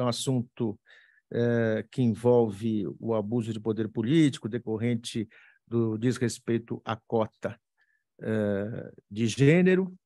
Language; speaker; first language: Portuguese; native; Portuguese